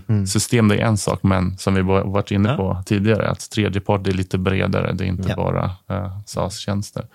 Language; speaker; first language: Swedish; non-native, fluent; Ukrainian